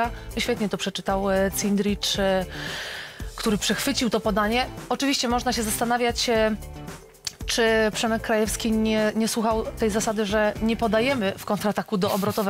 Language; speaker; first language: Polish; native; Polish